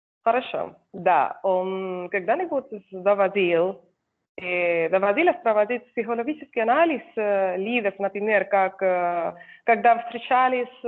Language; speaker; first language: Russian; non-native, fluent; Spanish